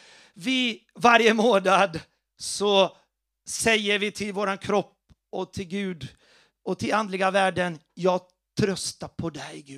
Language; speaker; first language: Swedish; non-native, fluent; Portuguese